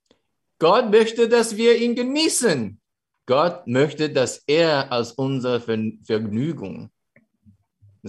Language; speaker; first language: German; non-native, fluent; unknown